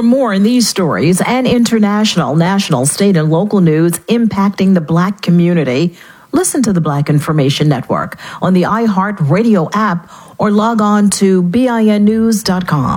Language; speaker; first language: English; native; English